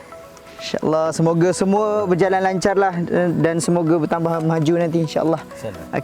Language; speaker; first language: Malay; native; Malay